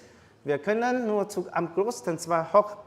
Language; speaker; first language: German; non-native, learner; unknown